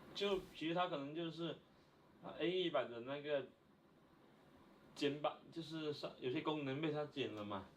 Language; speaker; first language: Chinese; native; Chinese